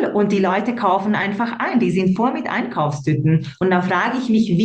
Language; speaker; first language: German; non-native, fluent; Hungarian